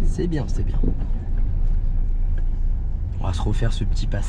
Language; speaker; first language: French; native; French